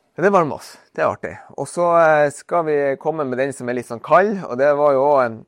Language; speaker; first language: Norwegian; native; Norwegian